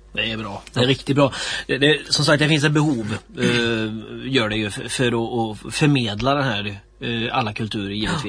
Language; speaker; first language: Swedish; native; Swedish